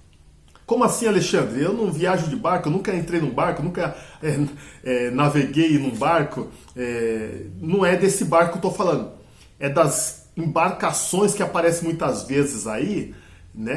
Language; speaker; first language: Portuguese; native; Portuguese